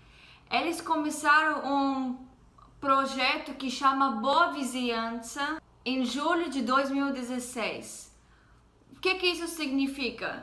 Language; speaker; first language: Portuguese; non-native, fluent; Hebrew